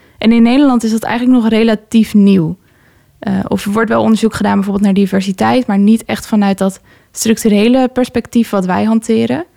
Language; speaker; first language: Dutch; native; Dutch